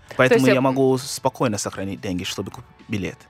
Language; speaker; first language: Russian; non-native, fluent; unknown